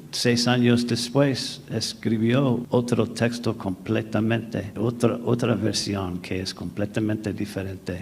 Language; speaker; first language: Spanish; non-native, fluent; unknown